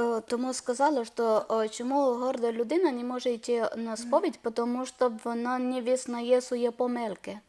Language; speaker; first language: Ukrainian; non-native, learner; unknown